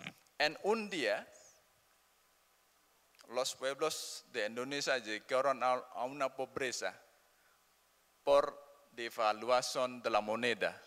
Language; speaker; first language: Spanish; non-native, learner; Indonesian